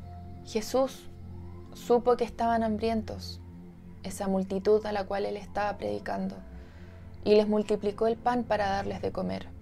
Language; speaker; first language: Spanish; native; Spanish